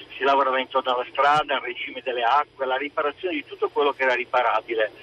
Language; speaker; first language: Italian; native; Italian